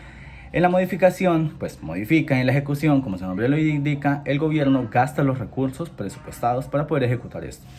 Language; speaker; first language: Spanish; native; Spanish